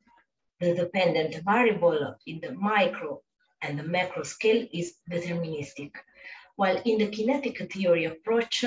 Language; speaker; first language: English; non-native, fluent; Italian